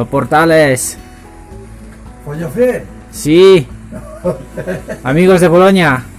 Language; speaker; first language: Spanish; non-native, learner; Polish